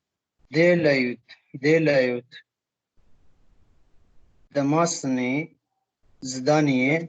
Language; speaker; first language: Russian; non-native, learner; Hindi